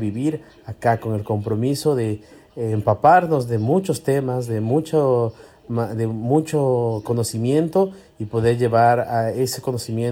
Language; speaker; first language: Spanish; native; Spanish